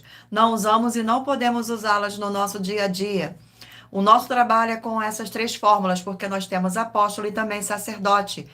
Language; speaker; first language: Portuguese; native; Portuguese